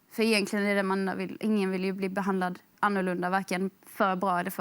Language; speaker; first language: Swedish; native; Swedish